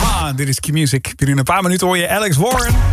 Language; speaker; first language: Dutch; native; Dutch